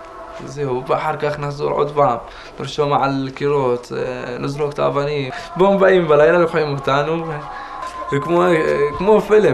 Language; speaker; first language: Hebrew; non-native, local second language; Arabic